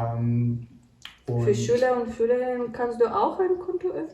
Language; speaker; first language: German; non-native, learner; Ukrainian